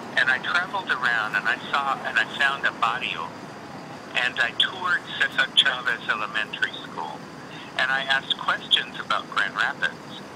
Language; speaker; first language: English; early bilingual, other home language; Spanish